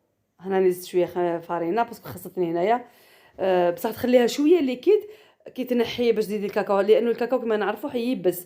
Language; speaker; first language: Arabic; native; Arabic